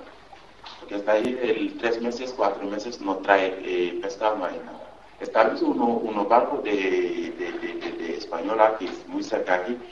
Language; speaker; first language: Spanish; non-native, learner; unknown